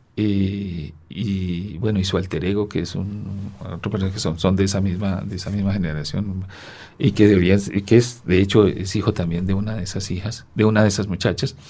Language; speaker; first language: Spanish; native; Spanish